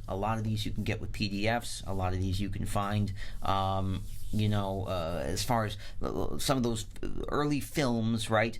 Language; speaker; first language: English; native; English